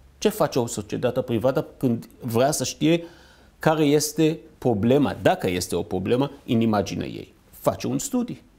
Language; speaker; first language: Romanian; non-native, fluent; Hebrew